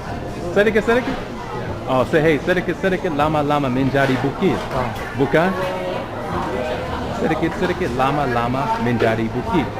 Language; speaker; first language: Indonesian; non-native, learner; English